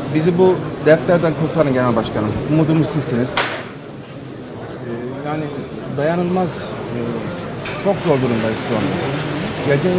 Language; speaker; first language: Turkish; native; Turkish